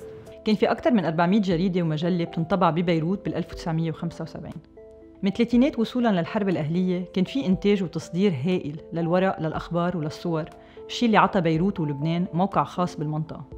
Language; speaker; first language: Arabic; native; Arabic